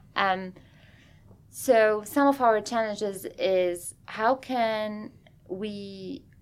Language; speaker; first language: English; non-native, fluent; Arabic